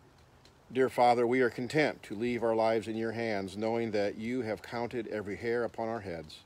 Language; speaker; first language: English; native; English